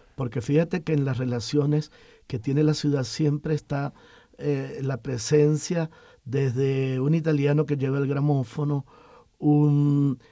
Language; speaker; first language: Spanish; native; Spanish